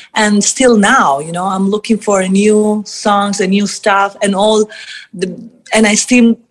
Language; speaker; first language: English; non-native, fluent; Italian